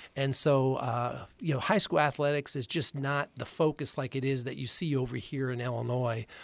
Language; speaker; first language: English; native; English